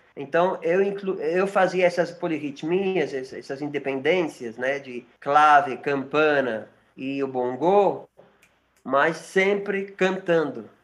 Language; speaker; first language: Portuguese; non-native, fluent; Spanish